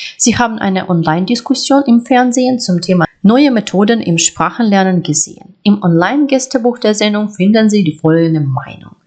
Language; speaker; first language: German; non-native, fluent; Ukrainian